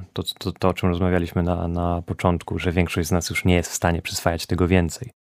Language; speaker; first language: Polish; native; Polish